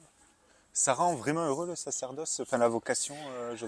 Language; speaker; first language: French; native; French